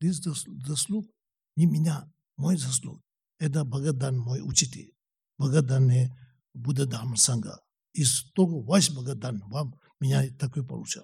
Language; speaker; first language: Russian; non-native, learner; Tibetan